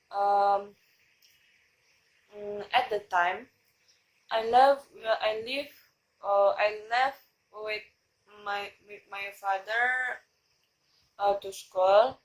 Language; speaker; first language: English; non-native, learner; Indonesian